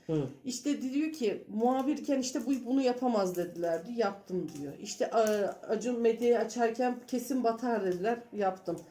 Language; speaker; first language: Turkish; native; Turkish